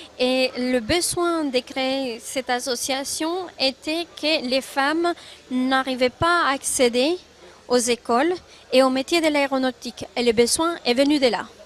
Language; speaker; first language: French; non-native, fluent; Spanish